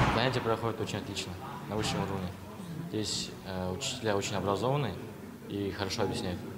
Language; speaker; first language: Russian; non-native, local second language; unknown